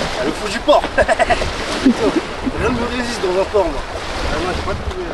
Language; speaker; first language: French; native; French